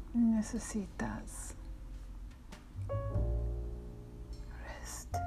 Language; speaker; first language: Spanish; non-native, learner; English